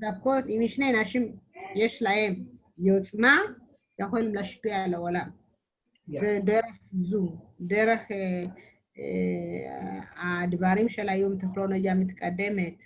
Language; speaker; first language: Hebrew; non-native, learner; Amharic